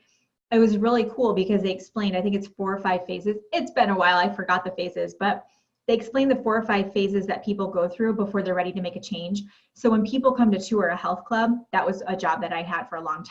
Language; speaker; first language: English; native; English